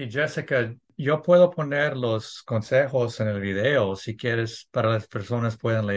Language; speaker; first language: Spanish; early bilingual, heritage; English